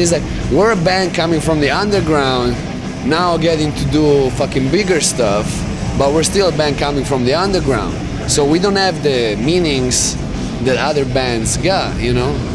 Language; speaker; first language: English; native; English